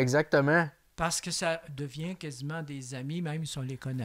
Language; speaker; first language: French; native; French